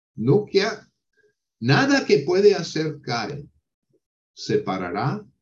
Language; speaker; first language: Spanish; non-native, fluent; English